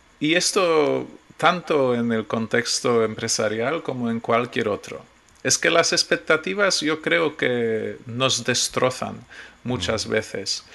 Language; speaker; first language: Spanish; non-native, fluent; Polish